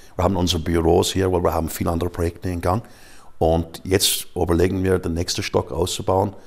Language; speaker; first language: German; non-native, fluent; English